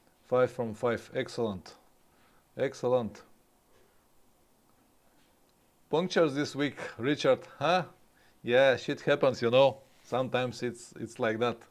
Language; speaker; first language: English; non-native, fluent; Bulgarian